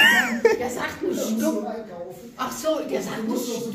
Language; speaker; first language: German; native; German